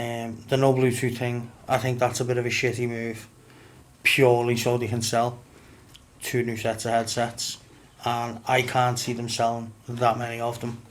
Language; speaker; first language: English; native; English